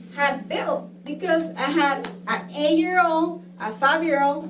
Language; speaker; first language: English; non-native, fluent; Spanish